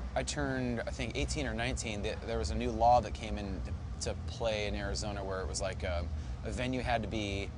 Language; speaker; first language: English; native; English